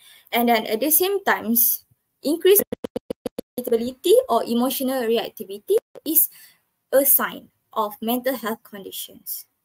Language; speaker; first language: English; non-native, local second language; Malay